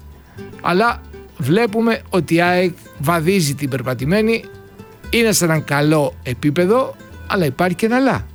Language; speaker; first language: Greek; native; Greek